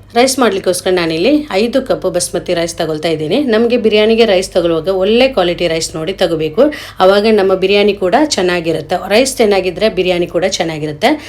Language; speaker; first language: Kannada; non-native, local second language; Malayalam